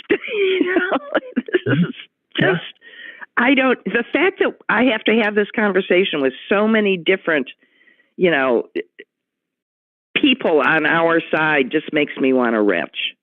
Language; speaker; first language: English; native; English